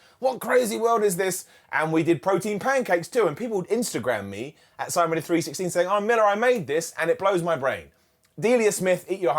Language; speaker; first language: English; native; English